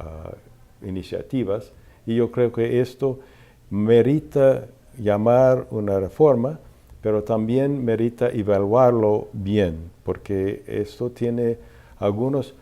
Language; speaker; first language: Spanish; non-native, fluent; English